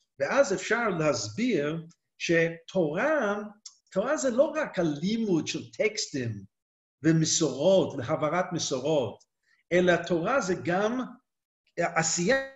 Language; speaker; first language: Hebrew; native; Hebrew